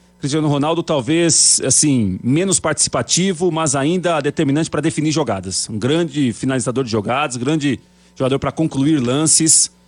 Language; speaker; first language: Portuguese; native; Portuguese